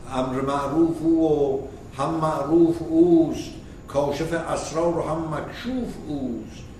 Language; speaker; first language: Persian; native; Persian